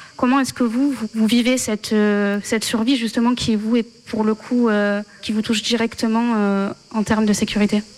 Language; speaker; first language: French; native; French